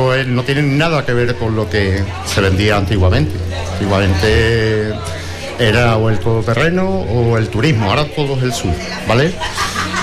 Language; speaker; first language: Spanish; native; Spanish